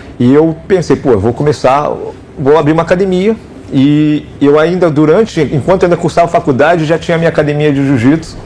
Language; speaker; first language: Portuguese; early bilingual, other home language; Japanese